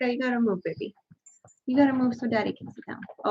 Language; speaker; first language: English; native; English